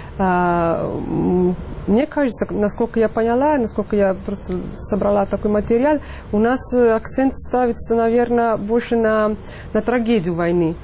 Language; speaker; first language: Russian; non-native, fluent; Italian